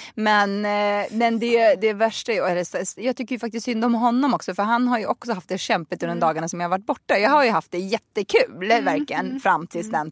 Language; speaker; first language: Swedish; early bilingual, other home language; Russian